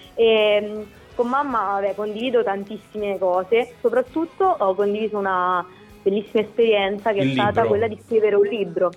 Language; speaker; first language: Italian; native; Italian